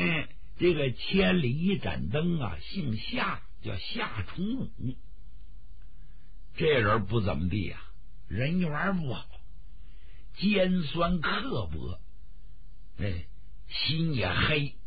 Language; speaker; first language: Chinese; native; Chinese